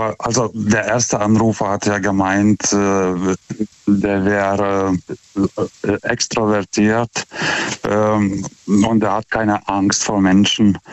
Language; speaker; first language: German; non-native, fluent; Lithuanian